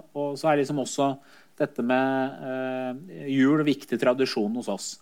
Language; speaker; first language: Norwegian; early bilingual, other home language; Persian